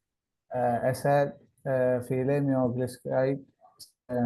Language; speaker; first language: German; non-native, learner; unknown